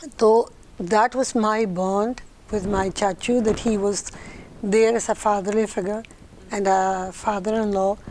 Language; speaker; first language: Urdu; early bilingual, heritage; Urdu